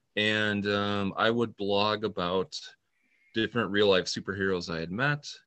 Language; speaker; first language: English; native; English